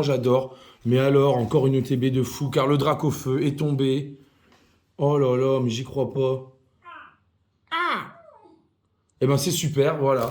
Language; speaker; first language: French; native; French